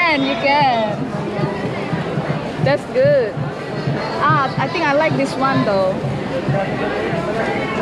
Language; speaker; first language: English; non-native, learner; Indonesian